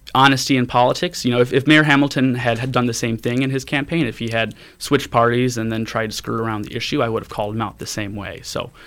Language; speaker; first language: English; native; English